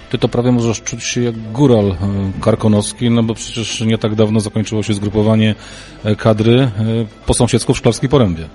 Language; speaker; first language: Polish; native; Polish